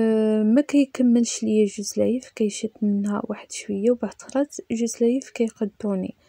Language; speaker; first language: Arabic; native; Arabic